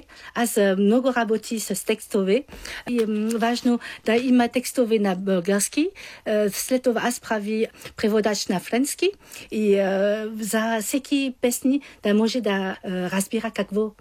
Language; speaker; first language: Bulgarian; non-native, learner; French